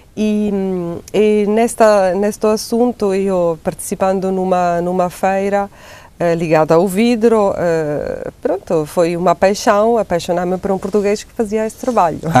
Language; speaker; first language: Portuguese; non-native, fluent; Italian